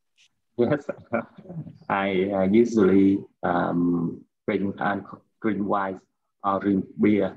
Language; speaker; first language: English; non-native, learner; Vietnamese